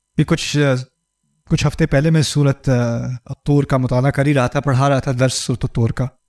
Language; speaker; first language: Urdu; early bilingual, heritage; Urdu